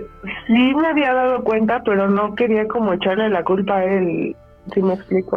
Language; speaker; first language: Spanish; native; Spanish